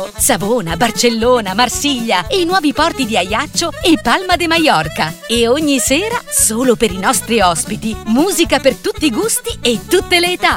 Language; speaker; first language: Italian; native; Italian